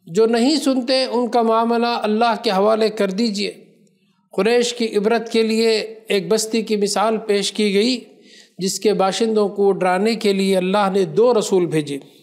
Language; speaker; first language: Urdu; native; Urdu